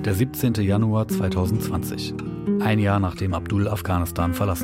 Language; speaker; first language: German; native; German